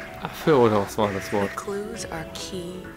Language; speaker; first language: German; native; German